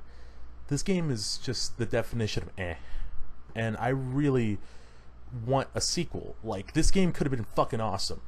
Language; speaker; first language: English; native; English